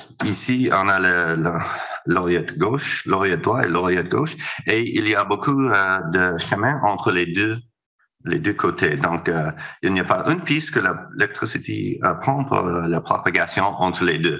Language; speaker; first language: French; non-native, fluent; English